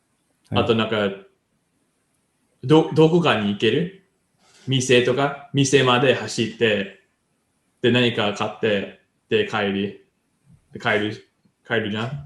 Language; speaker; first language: Japanese; non-native, learner; English